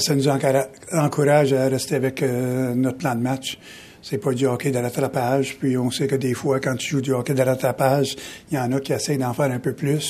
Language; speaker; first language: French; native; French